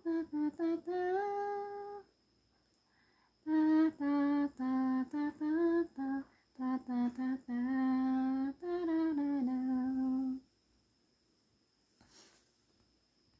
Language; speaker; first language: Japanese; native; Japanese